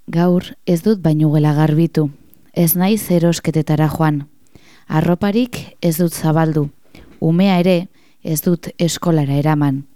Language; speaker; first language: Basque; native; Basque